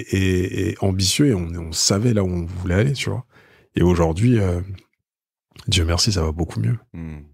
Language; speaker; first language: French; native; French